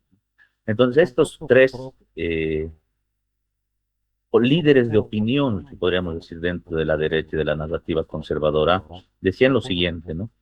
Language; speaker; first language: Spanish; native; Spanish